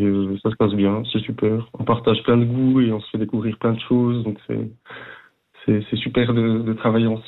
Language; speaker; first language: French; native; French